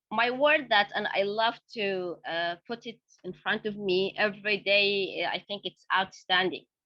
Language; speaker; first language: English; non-native, fluent; Arabic